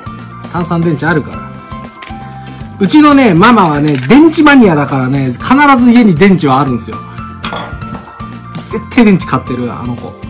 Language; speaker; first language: Japanese; native; Japanese